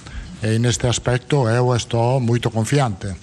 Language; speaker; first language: Portuguese; non-native, fluent; Italian